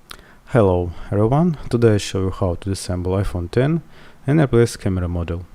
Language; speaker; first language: English; non-native, fluent; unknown